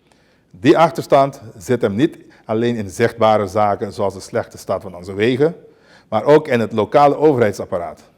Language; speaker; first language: Dutch; non-native, local second language; Papiamento